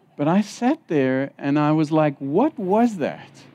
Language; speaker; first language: English; native; English